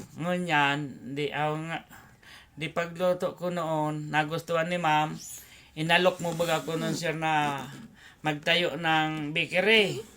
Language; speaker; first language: Filipino; non-native, local second language; Bikol